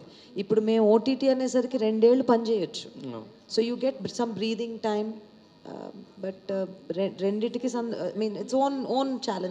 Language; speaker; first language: Telugu; native; Telugu